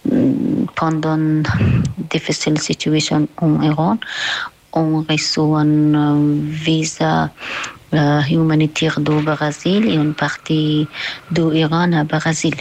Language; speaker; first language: French; non-native, learner; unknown